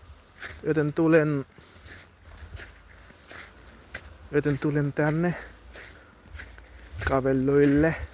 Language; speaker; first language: Finnish; non-native, learner; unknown